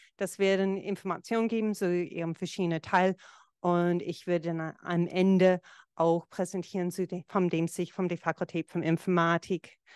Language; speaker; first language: German; non-native, fluent; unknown